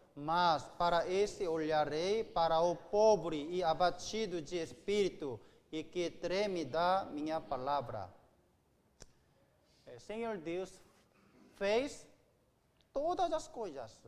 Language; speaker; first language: Portuguese; non-native, learner; Korean